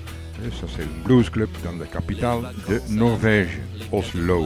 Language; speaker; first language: French; non-native, fluent; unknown